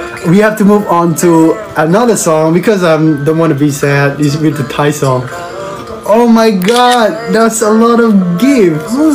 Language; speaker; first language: English; non-native, learner; Thai